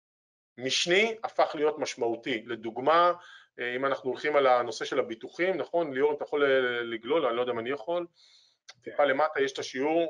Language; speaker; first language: Hebrew; native; Hebrew